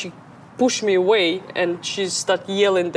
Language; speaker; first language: English; non-native, fluent; Russian